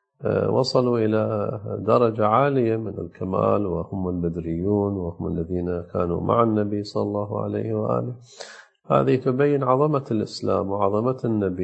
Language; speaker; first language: Arabic; native; Arabic